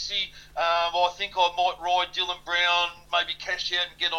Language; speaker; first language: English; native; English